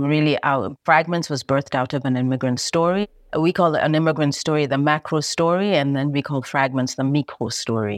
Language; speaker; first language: English; native; English